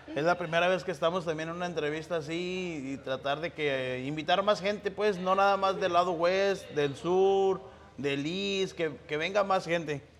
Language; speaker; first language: Spanish; native; Spanish